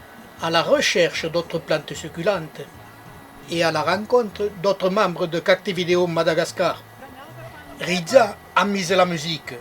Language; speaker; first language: French; native; French